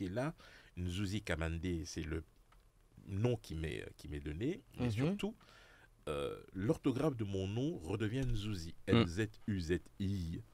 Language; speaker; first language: French; native; French